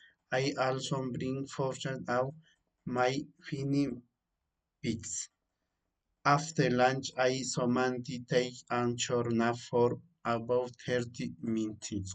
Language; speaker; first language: English; non-native, learner; Spanish